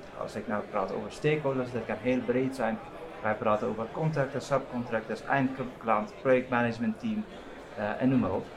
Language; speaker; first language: Dutch; non-native, fluent; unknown